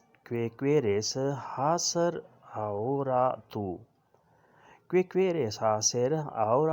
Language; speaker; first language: Spanish; non-native, learner; Urdu